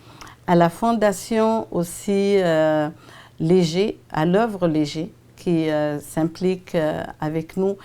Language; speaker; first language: French; native; French